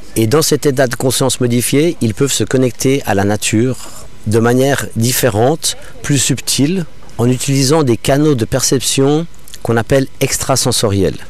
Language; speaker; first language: French; non-native, local second language; English